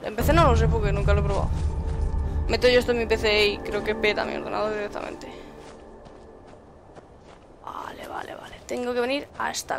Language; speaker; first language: Spanish; native; Spanish